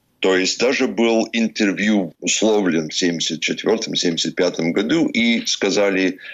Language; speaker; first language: Russian; early bilingual, heritage; English